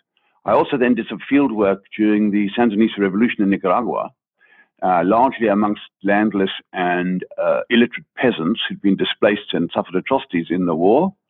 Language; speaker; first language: English; native; English